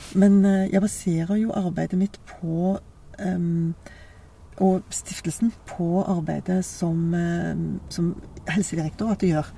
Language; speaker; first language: Norwegian; native; Norwegian